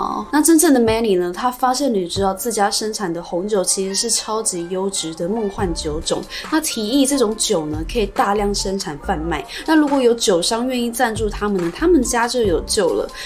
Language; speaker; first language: Chinese; native; Chinese